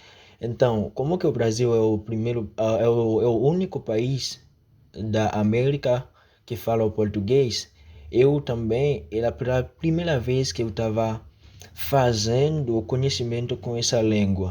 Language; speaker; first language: Portuguese; non-native, fluent; Haitian Creole